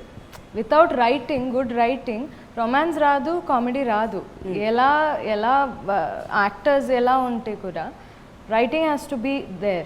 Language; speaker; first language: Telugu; non-native, local second language; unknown